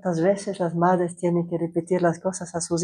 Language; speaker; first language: Spanish; non-native, fluent; Croatian